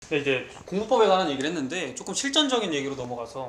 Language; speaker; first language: Korean; native; Korean